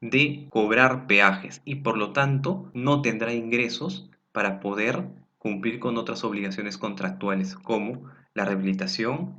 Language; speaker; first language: Spanish; native; Spanish